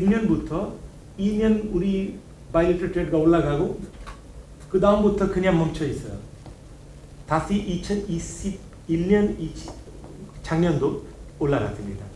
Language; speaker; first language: Korean; non-native, learner; Hindi